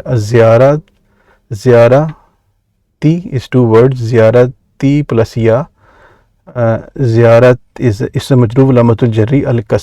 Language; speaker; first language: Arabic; non-native, fluent; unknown